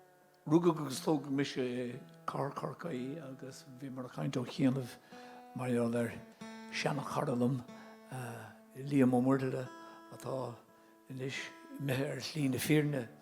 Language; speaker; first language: Irish; non-native, local second language; English